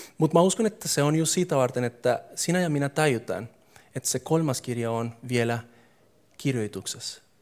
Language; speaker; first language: Finnish; non-native, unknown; English